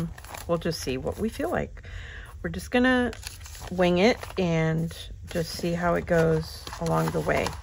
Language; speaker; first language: English; native; English